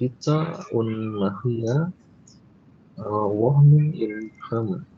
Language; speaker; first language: German; non-native, learner; Indonesian